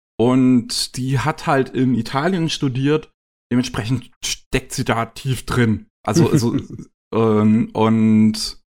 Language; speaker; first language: German; native; German